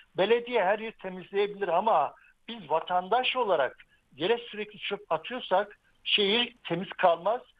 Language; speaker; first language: Turkish; native; Turkish